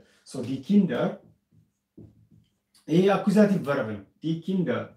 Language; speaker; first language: German; non-native, fluent; Amharic